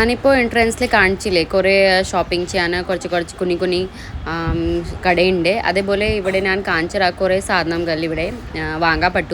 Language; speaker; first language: Malayalam; non-native, learner; Hindi